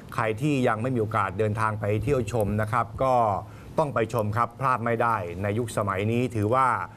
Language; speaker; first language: Thai; native; Thai